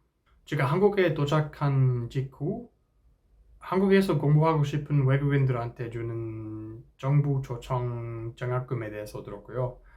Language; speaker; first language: Korean; non-native, fluent; English